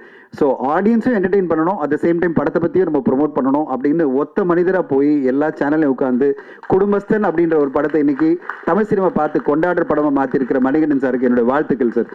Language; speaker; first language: Tamil; native; Tamil